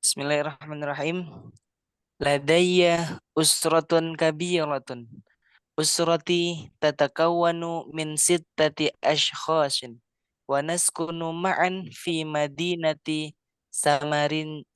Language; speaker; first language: Arabic; non-native, learner; Indonesian